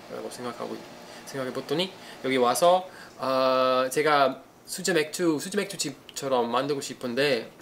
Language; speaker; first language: Korean; non-native, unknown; Italian